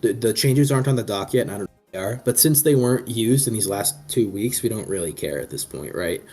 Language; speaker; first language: English; native; English